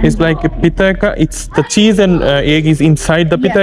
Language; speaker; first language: English; non-native, learner; Bangla